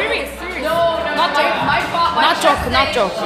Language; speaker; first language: English; non-native, learner; Korean